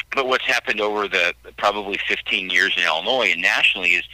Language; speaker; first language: English; native; English